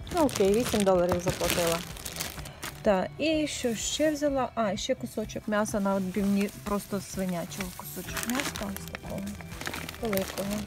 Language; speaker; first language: Ukrainian; non-native, local second language; Russian